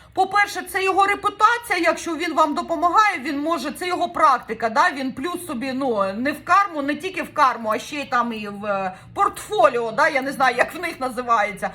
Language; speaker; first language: Ukrainian; non-native, local second language; Russian